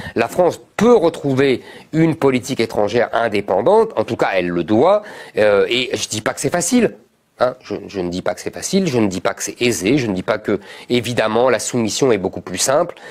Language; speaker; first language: French; native; French